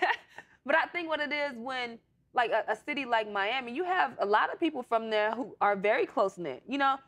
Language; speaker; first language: English; native; English